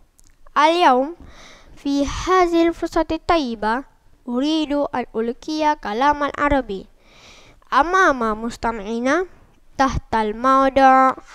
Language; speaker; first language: Arabic; non-native, learner; Malay